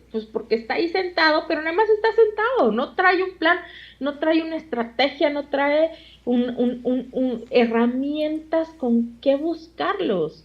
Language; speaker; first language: Spanish; native; Spanish